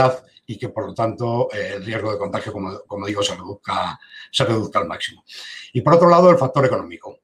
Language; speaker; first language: Spanish; native; Spanish